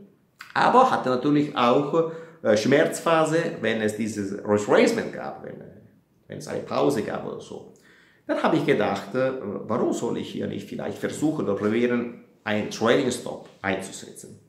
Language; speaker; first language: German; non-native, fluent; Italian